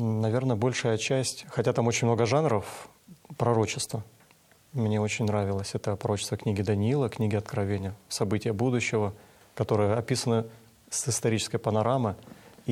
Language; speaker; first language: Russian; native; Russian